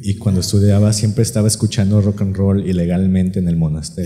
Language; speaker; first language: Spanish; native; Spanish